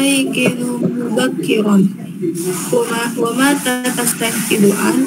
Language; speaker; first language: Arabic; non-native, learner; Indonesian